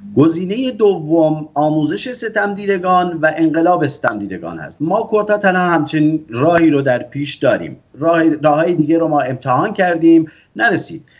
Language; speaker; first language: Persian; non-native, local second language; Kurdish